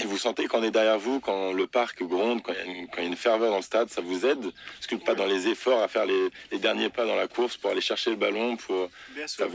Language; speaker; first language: French; native; French